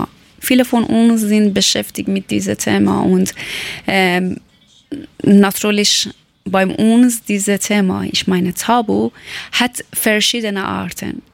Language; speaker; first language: German; non-native, learner; Persian